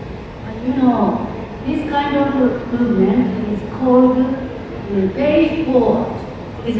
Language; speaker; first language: English; non-native, learner; Japanese